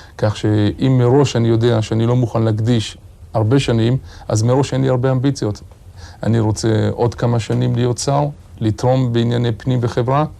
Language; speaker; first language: Hebrew; early bilingual, other home language; Arabic